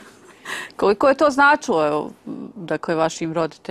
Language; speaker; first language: Serbian; native; Serbian